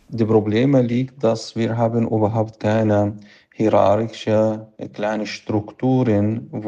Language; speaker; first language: German; non-native, fluent; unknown